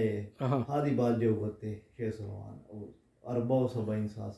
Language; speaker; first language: Arabic; non-native, learner; Urdu